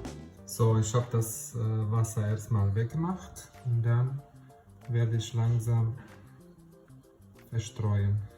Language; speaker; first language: German; non-native, fluent; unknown